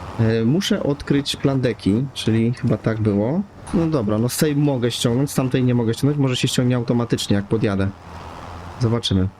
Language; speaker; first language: Polish; native; Polish